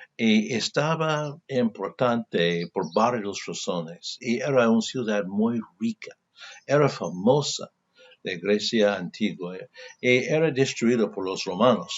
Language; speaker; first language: Spanish; non-native, fluent; English